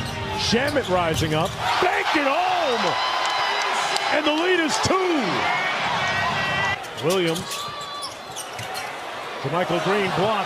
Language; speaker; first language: English; native; English